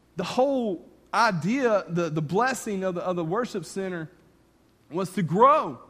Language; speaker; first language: English; native; English